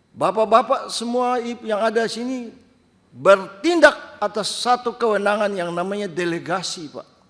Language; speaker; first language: Indonesian; native; Indonesian